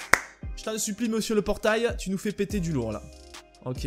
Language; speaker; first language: French; native; French